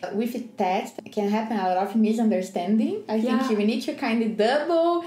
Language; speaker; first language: English; non-native, learner; Portuguese